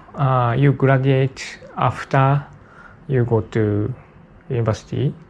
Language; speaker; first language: English; non-native, learner; Japanese